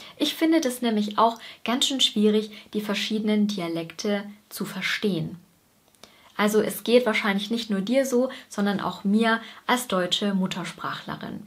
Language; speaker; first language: German; native; German